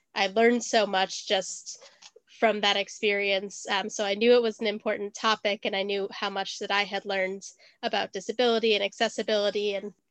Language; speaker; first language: English; native; English